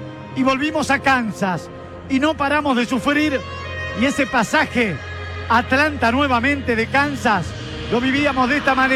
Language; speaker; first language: Spanish; native; Spanish